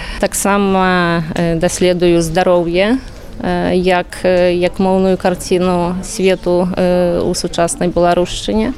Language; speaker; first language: Belarusian; non-native, fluent; Polish